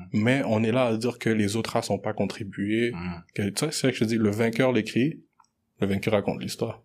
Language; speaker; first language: French; early bilingual, other home language; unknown